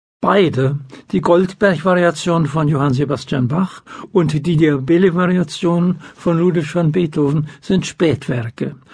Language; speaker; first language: German; native; German